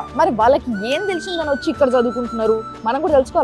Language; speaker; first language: Telugu; native; Telugu